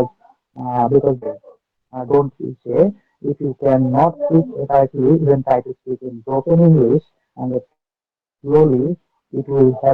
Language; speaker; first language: English; non-native, learner; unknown